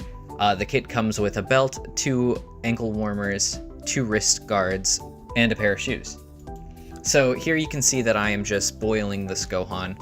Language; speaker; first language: English; native; English